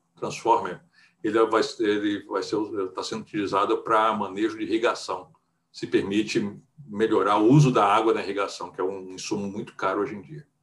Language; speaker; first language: Portuguese; native; Portuguese